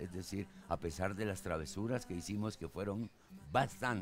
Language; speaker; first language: Spanish; early bilingual, other home language; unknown